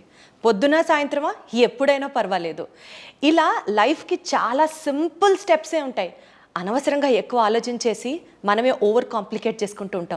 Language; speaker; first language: Telugu; native; Telugu